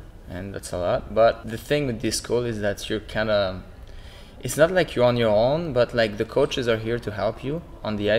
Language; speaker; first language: English; non-native, local second language; French